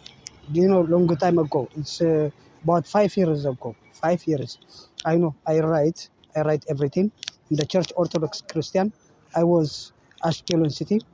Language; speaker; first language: English; non-native, learner; Tigrinya